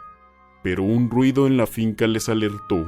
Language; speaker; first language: Spanish; native; Spanish